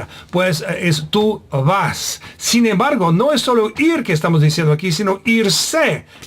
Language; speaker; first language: Spanish; non-native, fluent; English